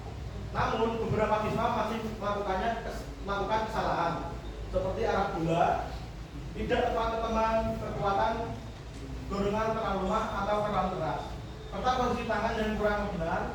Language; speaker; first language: Indonesian; native; Indonesian